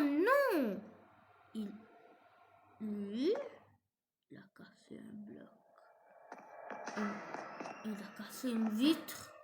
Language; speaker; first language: French; non-native, fluent; English